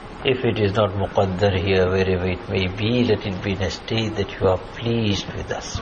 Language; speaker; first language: English; early bilingual, other home language; Urdu